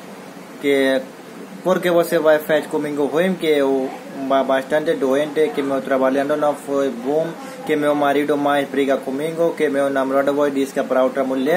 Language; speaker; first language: Portuguese; non-native, learner; Hindi